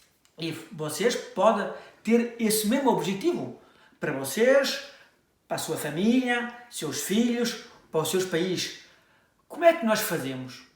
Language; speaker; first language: Portuguese; early bilingual, heritage; French